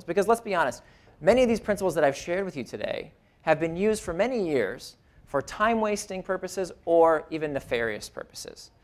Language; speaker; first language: English; native; English